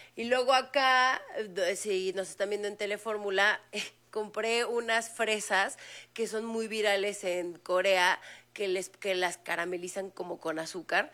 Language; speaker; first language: Spanish; native; Spanish